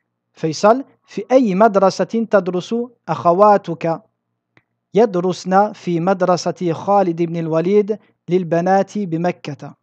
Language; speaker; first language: Arabic; non-native, fluent; French